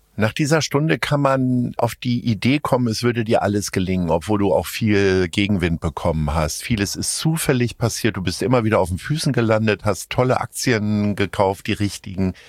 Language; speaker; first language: German; native; German